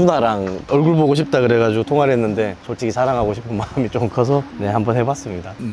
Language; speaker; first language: Korean; native; Korean